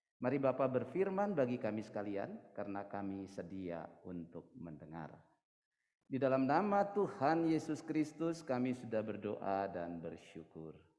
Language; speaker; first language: Indonesian; native; Indonesian